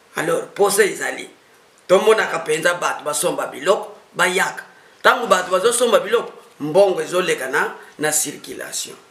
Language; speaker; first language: Lingala; non-native, local second language; Kituba (Democratic Republic of Congo)